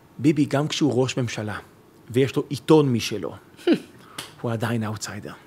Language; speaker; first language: Hebrew; native; Hebrew